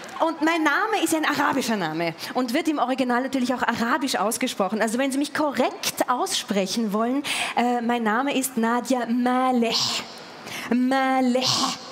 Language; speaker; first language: German; native; German